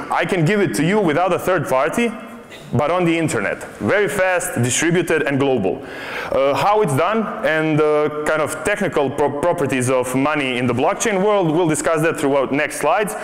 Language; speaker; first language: English; non-native, fluent; Croatian